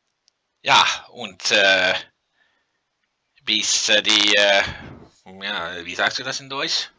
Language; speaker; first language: German; non-native, learner; Dutch